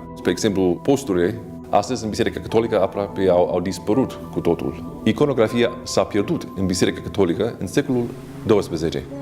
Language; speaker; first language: Romanian; non-native, fluent; English